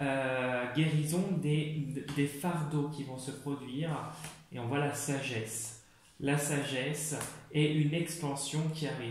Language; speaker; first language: French; native; French